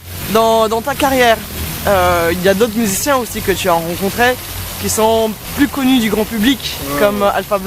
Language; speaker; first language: French; native; French